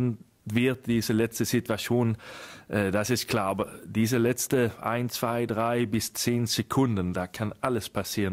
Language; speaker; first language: German; non-native, fluent; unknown